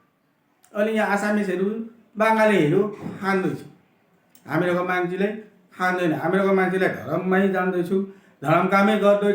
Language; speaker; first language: Nepali; non-native, local second language; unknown